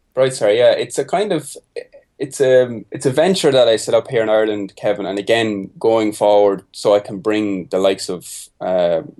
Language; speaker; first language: English; native; English